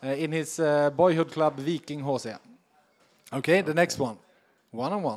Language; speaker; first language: English; non-native, fluent; Swedish